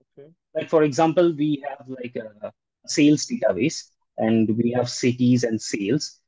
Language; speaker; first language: English; non-native, local second language; Bangla